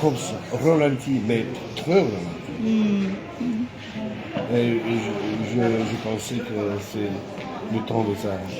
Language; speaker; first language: French; non-native, learner; Romanian